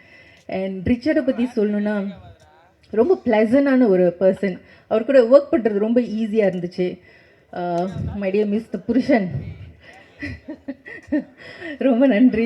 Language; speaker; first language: Tamil; native; Tamil